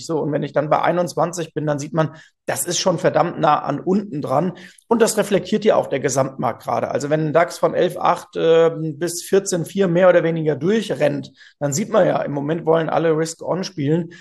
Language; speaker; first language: German; native; German